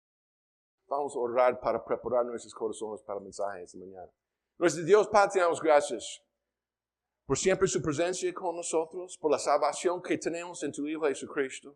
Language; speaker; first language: Spanish; non-native, fluent; English